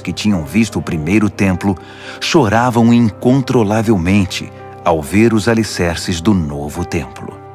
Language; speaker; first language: Portuguese; native; Portuguese